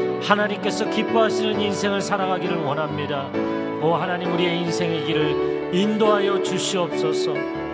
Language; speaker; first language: Korean; native; Korean